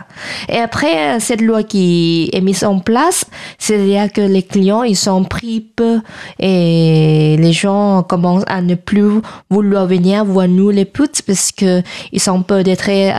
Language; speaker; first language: French; non-native, fluent; Thai